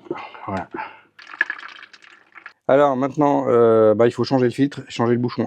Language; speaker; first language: French; native; French